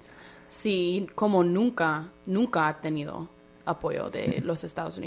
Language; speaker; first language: Spanish; non-native, fluent; English